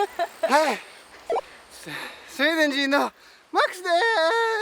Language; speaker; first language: Japanese; non-native, fluent; Swedish